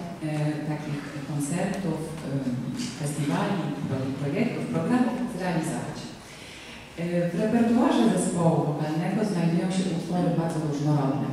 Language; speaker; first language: Polish; native; Polish